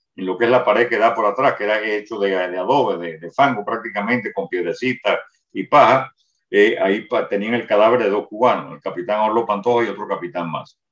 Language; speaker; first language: Spanish; native; Spanish